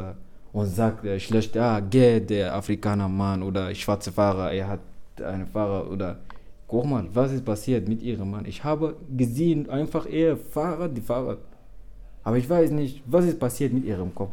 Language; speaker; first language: German; non-native, learner; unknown